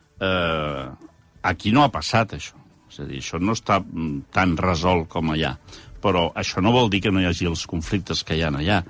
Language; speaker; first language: Catalan; early bilingual, heritage; Catalan